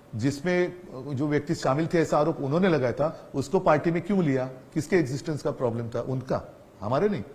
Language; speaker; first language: Hindi; non-native, local second language; Marathi